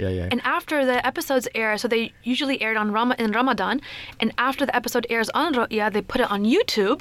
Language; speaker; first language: English; native; English